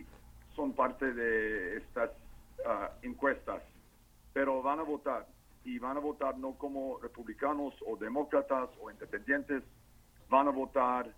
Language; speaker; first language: Spanish; non-native, fluent; English